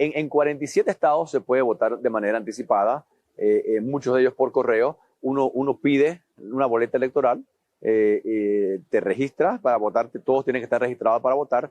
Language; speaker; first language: Spanish; native; Spanish